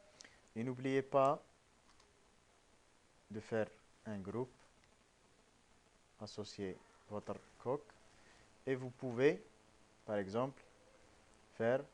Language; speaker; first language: French; non-native, local second language; Arabic